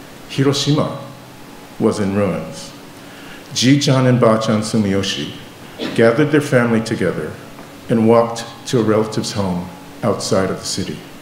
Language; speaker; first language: English; native; English